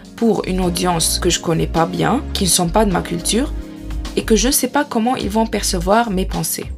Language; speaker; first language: French; non-native, fluent; Arabic